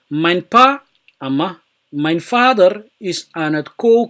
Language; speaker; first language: Dutch; non-native, fluent; Somali